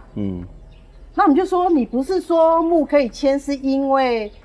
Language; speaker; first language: Chinese; native; Chinese